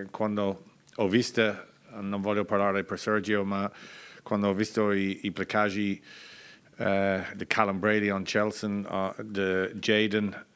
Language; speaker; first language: Italian; non-native, learner; English